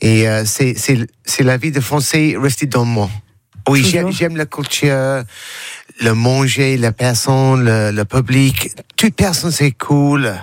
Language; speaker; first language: French; non-native, learner; English